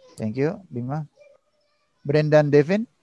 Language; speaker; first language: English; non-native, learner; Indonesian